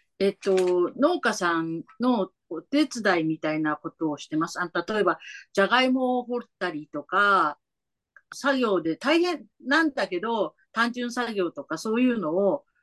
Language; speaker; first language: Japanese; native; Japanese